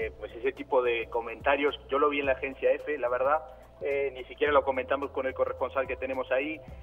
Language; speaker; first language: Spanish; native; Spanish